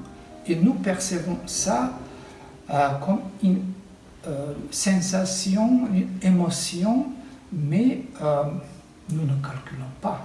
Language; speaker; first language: French; non-native, fluent; Serbian